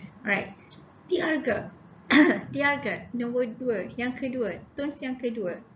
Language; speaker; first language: Malay; native; Malay